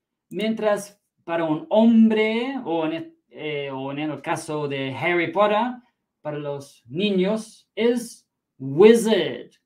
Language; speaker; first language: Spanish; non-native, fluent; English